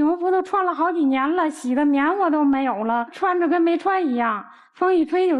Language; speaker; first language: Chinese; native; Chinese